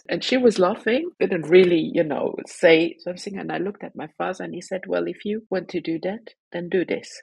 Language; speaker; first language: English; non-native, fluent; Luxembourgish